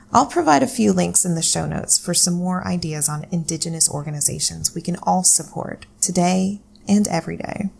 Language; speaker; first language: English; native; English